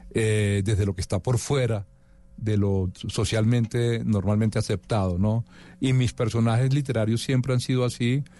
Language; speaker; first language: Spanish; native; Spanish